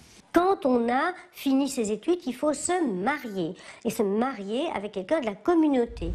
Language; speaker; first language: French; native; French